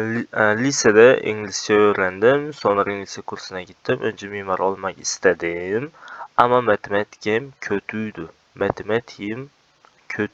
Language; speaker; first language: Turkish; non-native, fluent; Uzbek